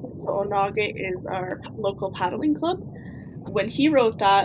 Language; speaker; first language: English; native; English